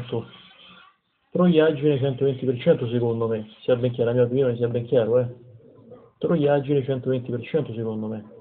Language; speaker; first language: Italian; native; Italian